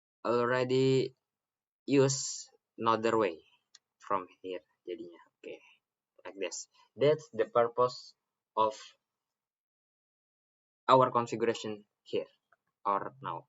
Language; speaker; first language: English; non-native, learner; Indonesian